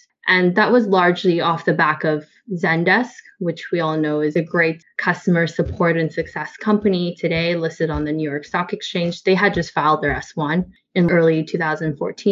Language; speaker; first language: English; native; English